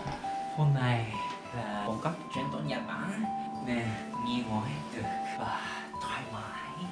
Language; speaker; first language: Vietnamese; non-native, learner; Japanese